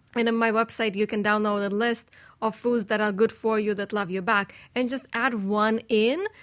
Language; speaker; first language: English; non-native, fluent; Russian